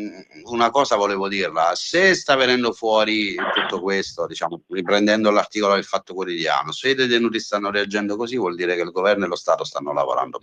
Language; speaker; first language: Italian; native; Italian